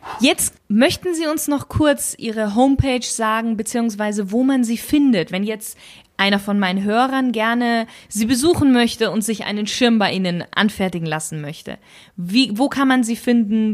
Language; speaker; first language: German; native; German